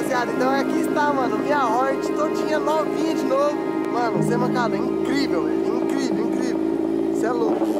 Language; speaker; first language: Portuguese; native; Portuguese